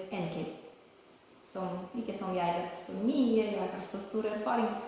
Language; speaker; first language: Norwegian; non-native, learner; Ukrainian